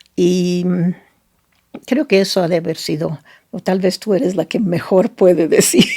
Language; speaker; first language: Spanish; non-native, fluent; Italian